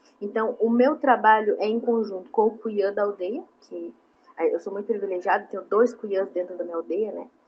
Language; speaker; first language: Portuguese; non-native, local second language; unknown